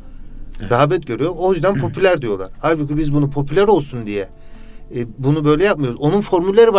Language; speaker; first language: Turkish; native; Turkish